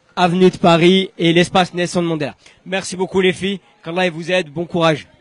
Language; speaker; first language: French; native; French